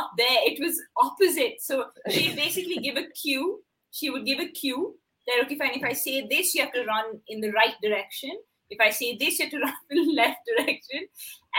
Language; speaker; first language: English; non-native, local second language; Hindi